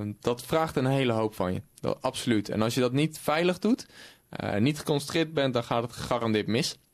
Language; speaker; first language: Dutch; native; Dutch